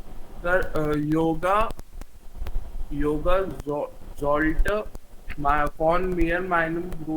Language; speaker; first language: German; non-native, learner; Hindi